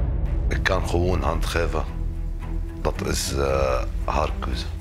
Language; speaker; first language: Dutch; non-native, learner; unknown